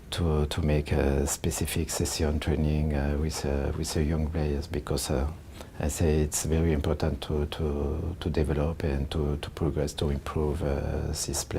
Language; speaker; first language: English; non-native, learner; French